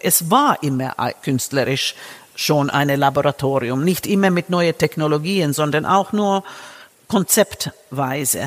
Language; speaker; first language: German; non-native, fluent; Finnish